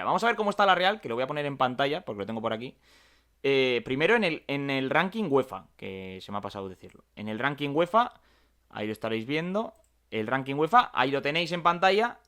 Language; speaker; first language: Spanish; native; Spanish